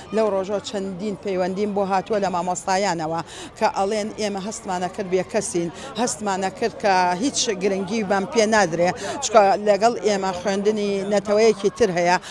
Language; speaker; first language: Central Kurdish; native; Central Kurdish